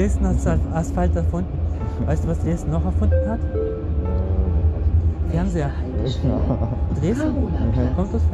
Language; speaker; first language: German; non-native, fluent; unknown